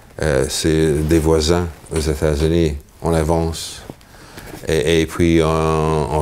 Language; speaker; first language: French; non-native, fluent; English